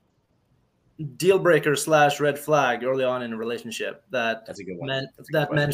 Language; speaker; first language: English; non-native, fluent; Norwegian